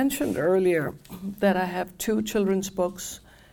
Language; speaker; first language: English; non-native, local second language; Gujarati